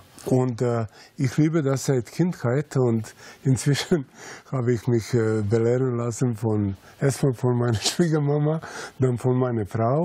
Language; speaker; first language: German; non-native, fluent; Serbian